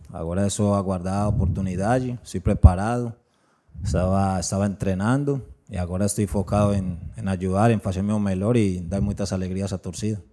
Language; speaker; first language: Portuguese; non-native, learner; Spanish